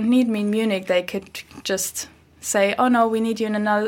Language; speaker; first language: English; non-native, fluent; German